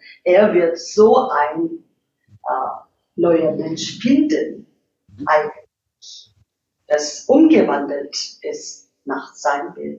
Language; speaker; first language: German; non-native, learner; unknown